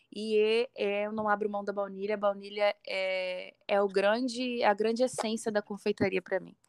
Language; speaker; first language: Portuguese; native; Portuguese